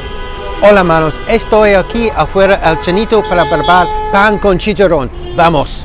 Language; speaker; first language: Spanish; non-native, learner; English